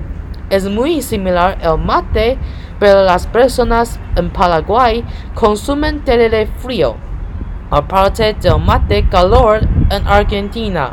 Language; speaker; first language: Spanish; non-native, learner; Chinese